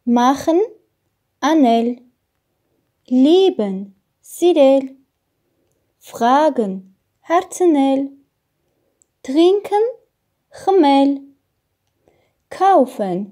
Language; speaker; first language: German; non-native, fluent; Armenian